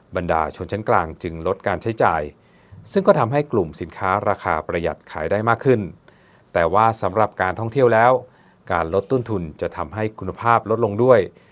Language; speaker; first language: Thai; native; Thai